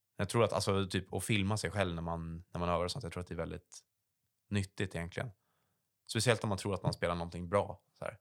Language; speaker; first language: Swedish; native; Swedish